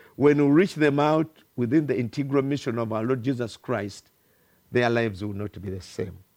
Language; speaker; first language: English; non-native, local second language; Ganda